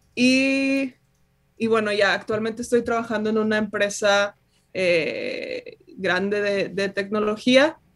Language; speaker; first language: Spanish; native; Spanish